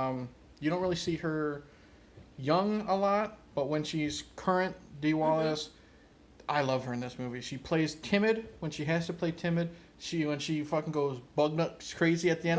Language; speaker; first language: English; native; English